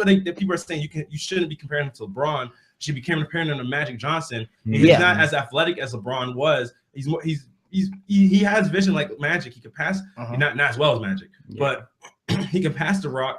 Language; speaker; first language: English; native; English